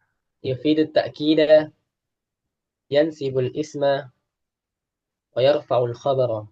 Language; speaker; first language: Arabic; non-native, learner; Indonesian